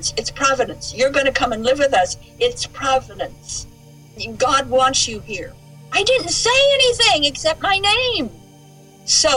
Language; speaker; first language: English; native; English